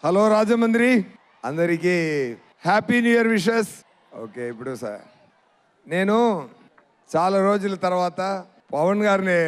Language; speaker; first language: Telugu; non-native, learner; Tamil